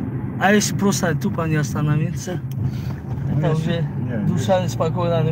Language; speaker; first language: Russian; non-native, local second language; Tajik